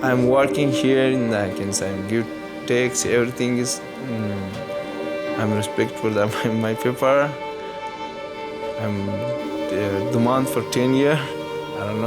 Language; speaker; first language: English; non-native, learner; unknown